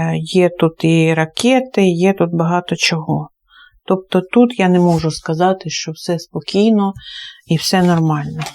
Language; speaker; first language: Ukrainian; non-native, local second language; Russian